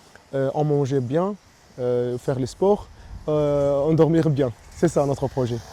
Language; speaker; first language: French; non-native, local second language; Arabic